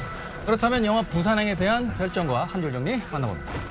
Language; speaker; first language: Korean; native; Korean